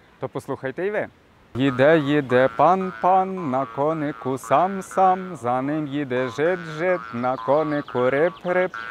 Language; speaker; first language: Ukrainian; native; Ukrainian